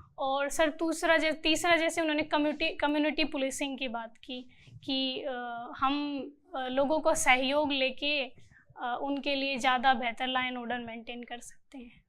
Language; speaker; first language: Hindi; native; Hindi